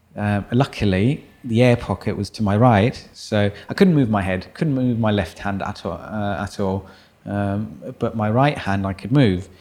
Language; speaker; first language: English; early bilingual, other home language; German